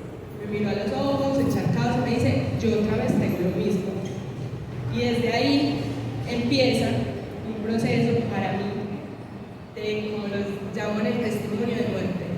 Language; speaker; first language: Spanish; native; Spanish